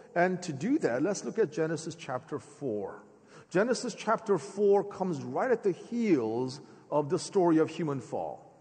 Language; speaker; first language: English; native; English